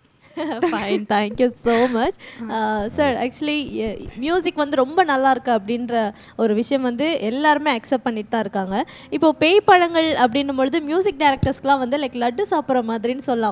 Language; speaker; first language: Tamil; native; Tamil